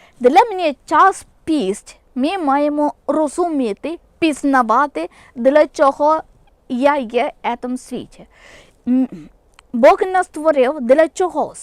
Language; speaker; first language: Ukrainian; non-native, local second language; Malayalam